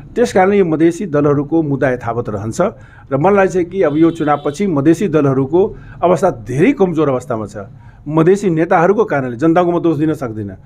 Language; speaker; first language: Nepali; non-native, local second language; Maithili